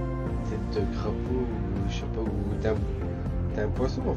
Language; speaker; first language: French; native; French